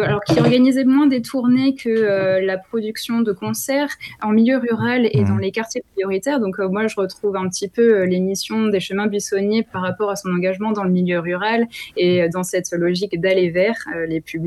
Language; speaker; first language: French; native; French